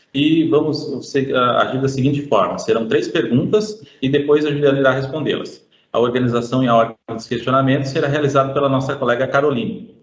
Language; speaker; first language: Portuguese; native; Portuguese